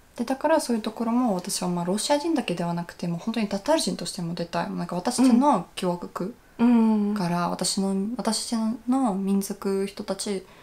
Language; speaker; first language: Japanese; non-native, fluent; Russian